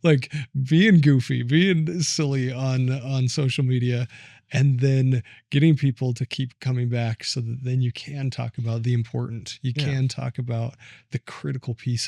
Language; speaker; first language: English; native; English